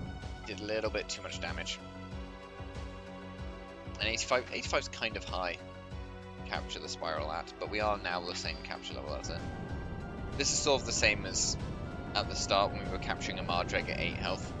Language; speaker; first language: English; native; English